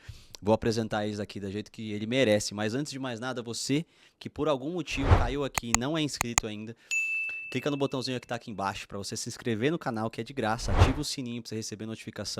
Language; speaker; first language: Portuguese; native; Portuguese